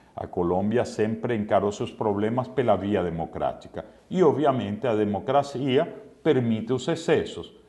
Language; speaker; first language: Portuguese; non-native, fluent; Spanish